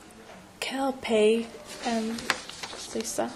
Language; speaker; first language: French; non-native, learner; English